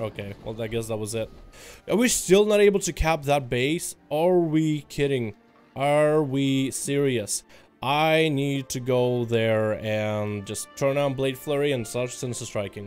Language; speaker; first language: English; native; English